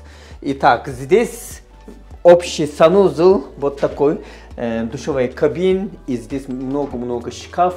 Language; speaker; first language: Russian; non-native, fluent; Turkish